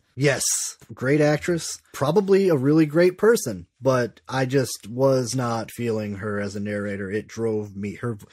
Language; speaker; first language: English; native; English